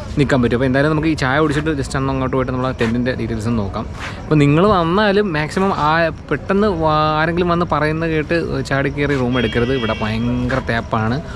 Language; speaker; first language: Malayalam; native; Malayalam